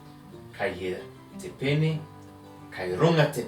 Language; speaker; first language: Māori; non-native, learner; English